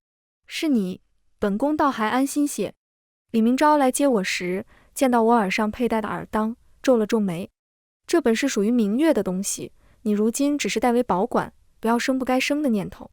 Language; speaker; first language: Chinese; native; Chinese